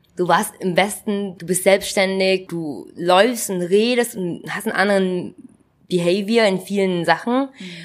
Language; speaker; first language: German; early bilingual, other home language; Vietnamese